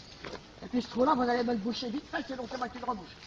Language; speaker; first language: French; native; French